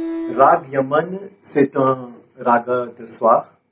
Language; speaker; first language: French; non-native, fluent; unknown